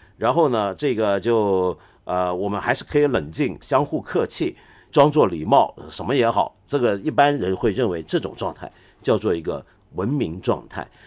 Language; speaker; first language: Chinese; non-native, local second language; Cantonese